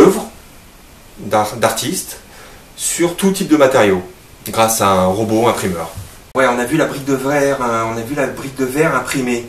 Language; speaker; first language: French; native; French